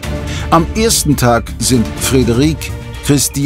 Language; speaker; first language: German; native; German